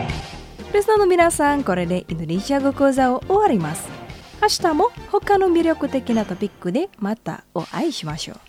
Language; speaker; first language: Japanese; non-native, fluent; Indonesian